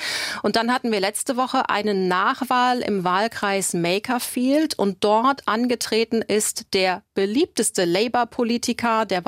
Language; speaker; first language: German; native; German